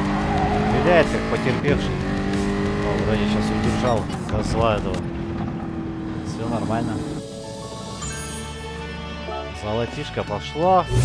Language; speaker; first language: Russian; native; Russian